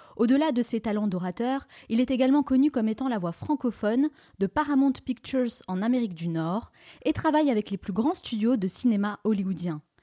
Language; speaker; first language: French; native; French